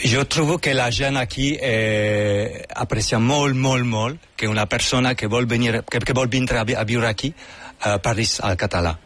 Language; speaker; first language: Catalan; non-native, fluent; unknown